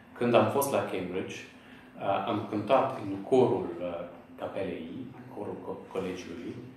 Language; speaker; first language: Romanian; non-native, fluent; English